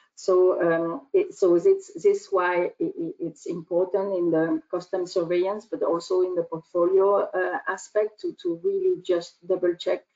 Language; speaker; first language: English; non-native, fluent; French